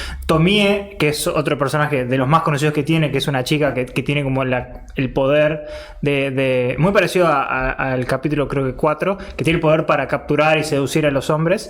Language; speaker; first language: Spanish; native; Spanish